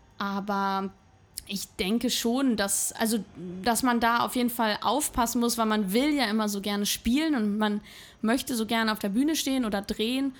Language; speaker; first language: German; native; German